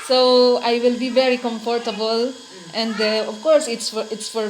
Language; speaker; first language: English; non-native, local second language; Filipino